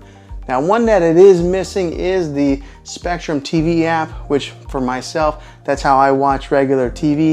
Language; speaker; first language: English; native; English